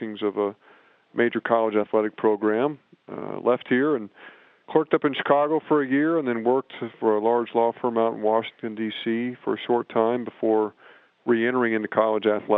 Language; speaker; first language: English; native; English